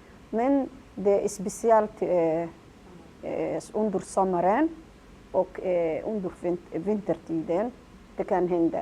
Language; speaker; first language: Swedish; non-native, learner; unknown